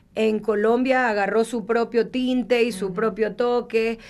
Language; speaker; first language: Spanish; native; Spanish